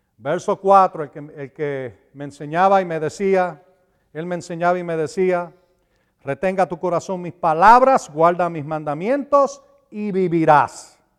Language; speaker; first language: Spanish; native; Spanish